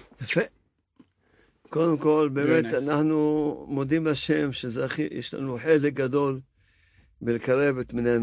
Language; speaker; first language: Hebrew; non-native, fluent; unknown